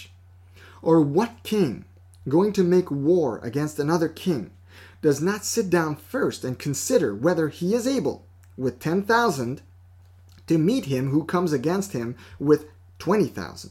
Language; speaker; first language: English; non-native, fluent; French